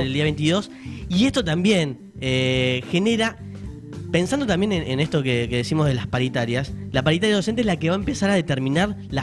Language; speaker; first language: Spanish; native; Spanish